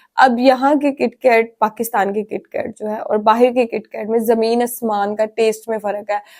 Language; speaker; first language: Urdu; non-native, local second language; Punjabi